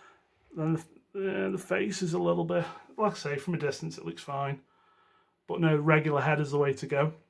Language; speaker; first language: English; native; English